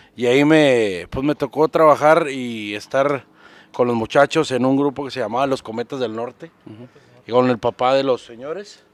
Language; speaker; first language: Spanish; native; Spanish